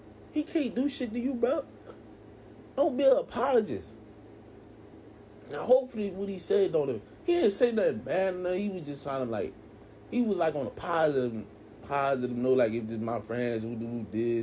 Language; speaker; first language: English; native; English